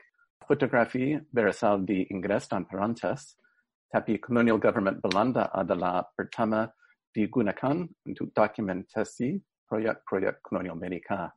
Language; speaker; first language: Indonesian; non-native, learner; English